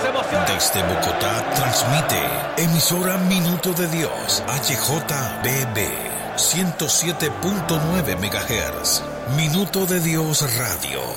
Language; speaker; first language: Spanish; native; Spanish